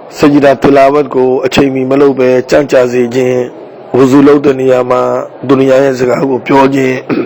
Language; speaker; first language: Burmese; native; Burmese